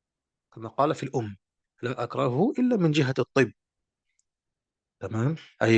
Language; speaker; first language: Arabic; non-native, fluent; French